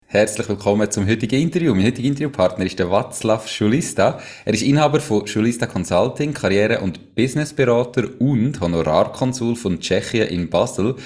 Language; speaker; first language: German; native; German